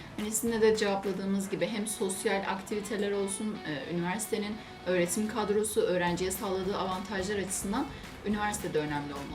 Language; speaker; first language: Turkish; native; Turkish